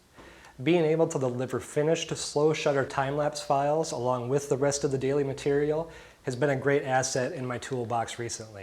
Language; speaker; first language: English; native; English